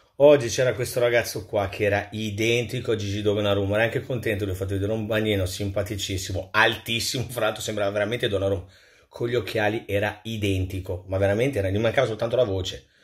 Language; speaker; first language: Italian; native; Italian